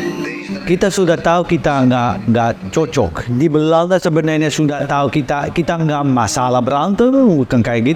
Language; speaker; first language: Indonesian; non-native, learner; Dutch